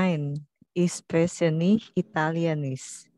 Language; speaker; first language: German; non-native, learner; Indonesian